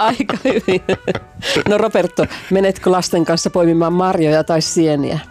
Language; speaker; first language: Finnish; native; Finnish